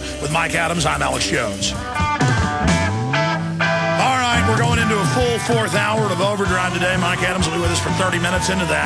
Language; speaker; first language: English; native; English